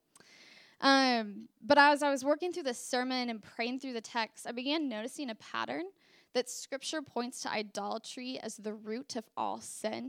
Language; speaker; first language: English; native; English